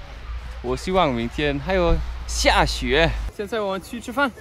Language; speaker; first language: Chinese; non-native, learner; German